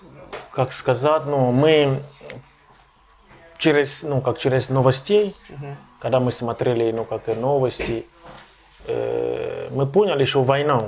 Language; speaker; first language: Russian; non-native, local second language; Ukrainian